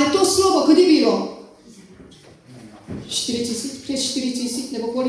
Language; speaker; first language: Czech; non-native, fluent; Korean